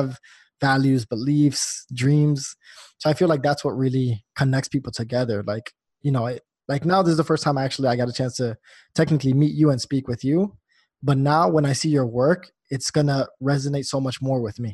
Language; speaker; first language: English; native; English